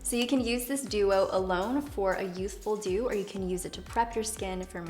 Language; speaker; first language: English; native; English